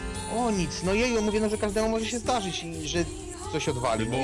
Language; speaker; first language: Polish; native; Polish